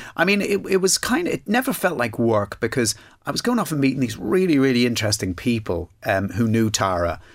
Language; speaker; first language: English; native; English